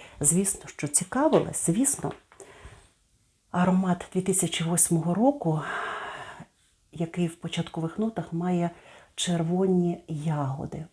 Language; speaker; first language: Ukrainian; native; Ukrainian